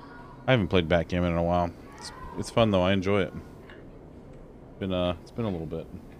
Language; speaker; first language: English; native; English